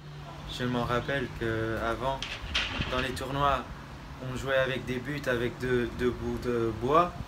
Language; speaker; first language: French; early bilingual, other home language; Portuguese